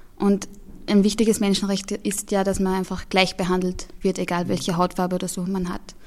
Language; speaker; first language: German; native; German